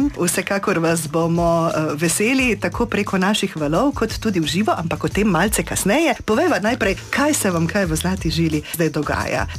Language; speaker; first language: Slovenian; native; Slovenian